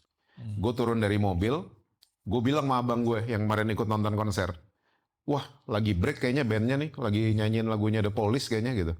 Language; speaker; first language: Indonesian; native; Indonesian